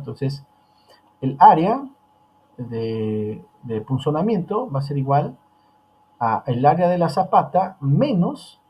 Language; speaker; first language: Spanish; native; Spanish